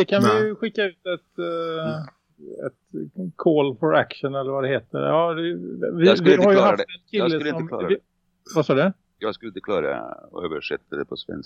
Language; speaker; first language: Swedish; native; Swedish